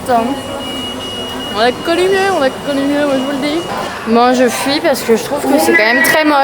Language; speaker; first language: French; native; French